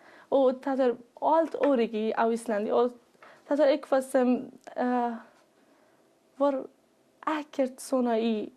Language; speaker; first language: Icelandic; non-native, learner; Persian